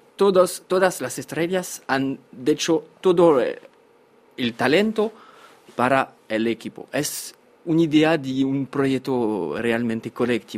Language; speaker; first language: Spanish; non-native, fluent; French